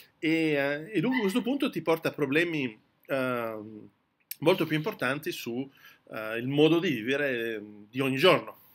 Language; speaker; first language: Italian; early bilingual, heritage; French